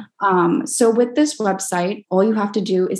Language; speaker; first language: English; native; English